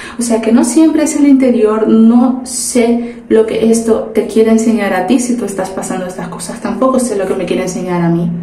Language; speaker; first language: Spanish; early bilingual, other home language; Portuguese